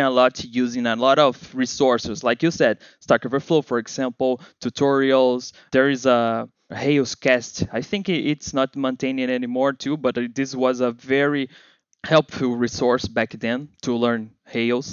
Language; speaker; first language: English; non-native, fluent; Portuguese